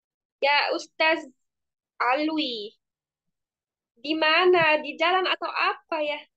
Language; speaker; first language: Indonesian; non-native, fluent; Arabic